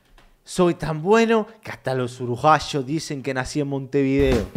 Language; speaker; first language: Spanish; native; Spanish